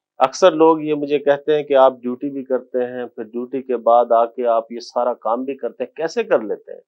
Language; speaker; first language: Urdu; non-native, local second language; Haryanvi